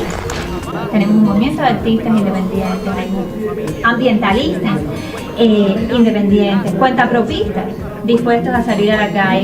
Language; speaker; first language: Spanish; native; Spanish